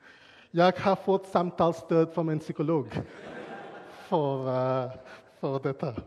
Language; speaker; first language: Swedish; non-native, fluent; English